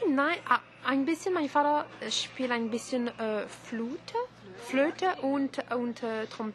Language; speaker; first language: German; non-native, learner; French